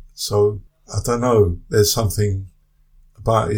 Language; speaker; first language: English; native; English